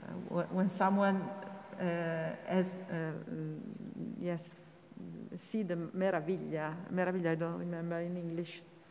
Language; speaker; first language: English; non-native, learner; Italian